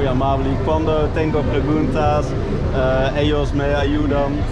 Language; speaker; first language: Spanish; non-native, learner; Dutch